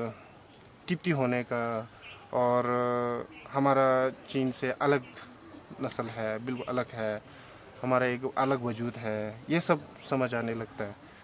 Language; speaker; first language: Hindi; non-native, local second language; Tibetan